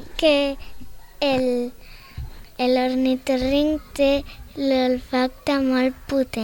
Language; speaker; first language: Catalan; non-native, local second language; Spanish